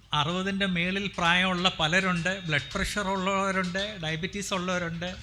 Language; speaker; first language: Malayalam; non-native, local second language; Hindi